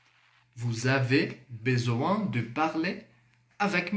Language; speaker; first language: French; non-native, fluent; Portuguese